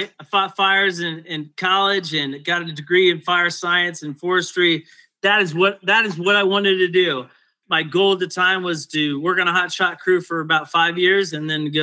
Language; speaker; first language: English; native; English